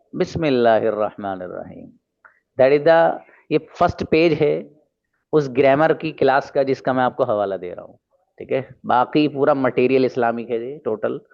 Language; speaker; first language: Hindi; native; Hindi